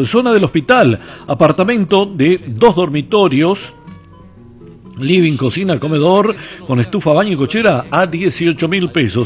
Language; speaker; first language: Spanish; native; Spanish